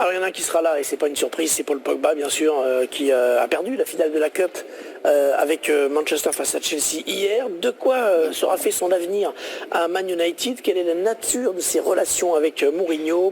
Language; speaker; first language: French; native; French